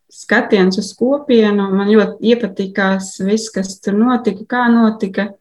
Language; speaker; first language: Latvian; native; Latvian